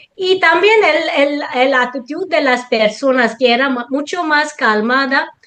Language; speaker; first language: Spanish; non-native, fluent; Tamil